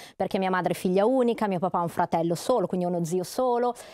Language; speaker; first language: Italian; native; Italian